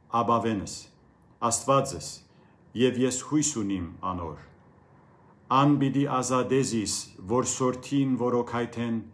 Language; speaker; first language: Armenian; early bilingual, heritage; Armenian